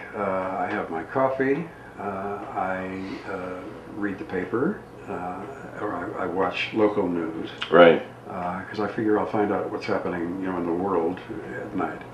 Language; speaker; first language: English; native; English